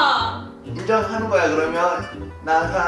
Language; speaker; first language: Korean; native; Korean